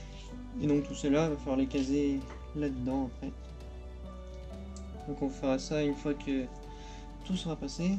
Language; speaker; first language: French; native; French